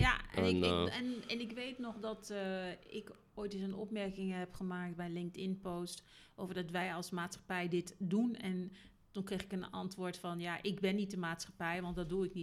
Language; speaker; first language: Dutch; native; Dutch